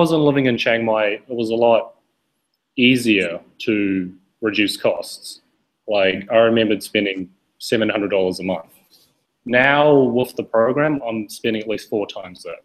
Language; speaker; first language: English; native; English